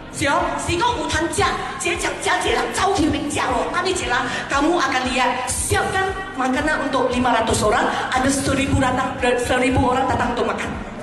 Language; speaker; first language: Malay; non-native, local second language; Chinese